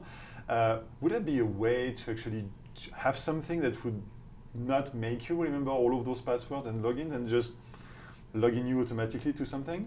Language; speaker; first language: English; non-native, fluent; French